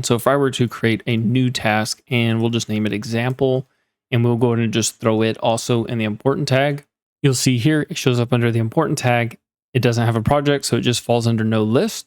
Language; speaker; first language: English; native; English